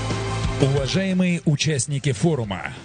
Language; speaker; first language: Russian; native; Russian